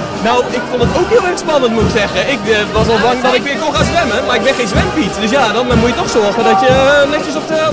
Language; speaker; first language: Dutch; native; Dutch